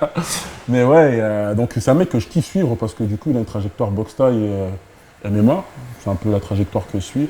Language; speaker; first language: French; native; French